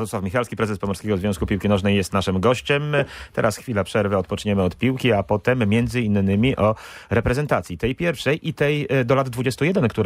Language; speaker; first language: Polish; native; Polish